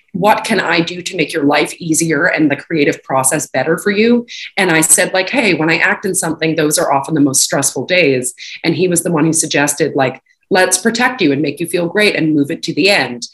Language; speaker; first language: English; native; English